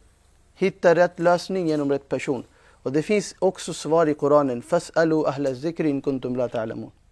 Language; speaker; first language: Swedish; non-native, fluent; Urdu